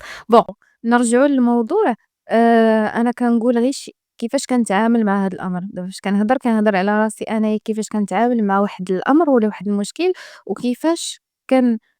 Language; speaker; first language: Arabic; native; Arabic